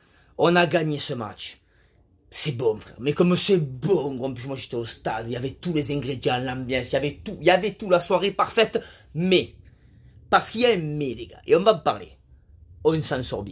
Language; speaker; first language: French; native; French